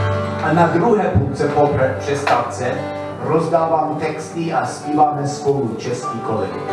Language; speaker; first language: Czech; non-native, learner; English